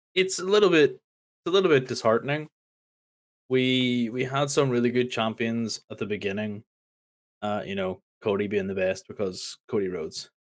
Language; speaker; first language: English; native; English